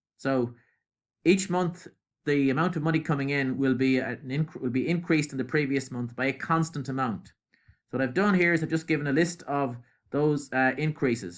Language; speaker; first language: English; native; English